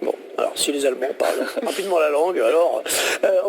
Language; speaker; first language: French; native; French